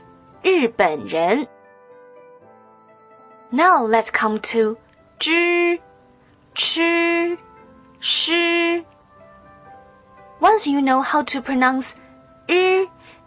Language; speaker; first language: English; non-native, fluent; Chinese